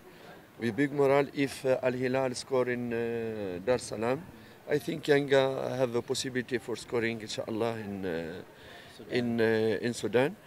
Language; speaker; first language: English; non-native, learner; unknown